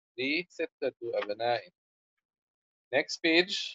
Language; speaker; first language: Arabic; non-native, fluent; English